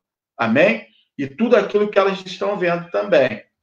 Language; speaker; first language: Portuguese; native; Portuguese